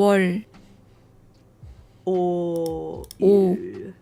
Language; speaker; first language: Korean; non-native, learner; English